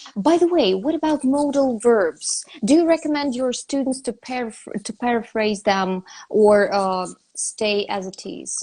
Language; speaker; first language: English; non-native, fluent; Russian